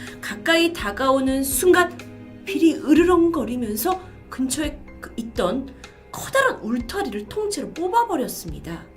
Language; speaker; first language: Korean; native; Korean